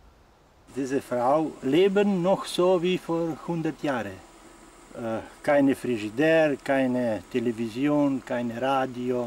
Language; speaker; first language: German; non-native, learner; Slovenian